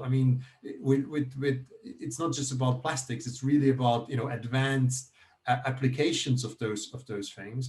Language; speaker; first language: English; non-native, fluent; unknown